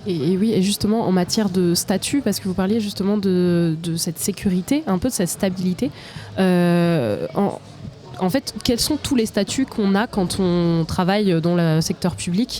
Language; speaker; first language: French; native; French